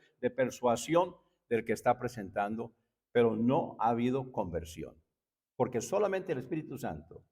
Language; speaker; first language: Spanish; native; Spanish